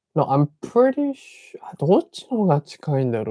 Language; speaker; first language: Japanese; early bilingual, other home language; English